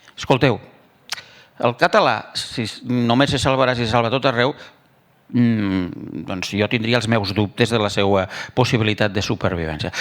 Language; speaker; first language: Catalan; native; Catalan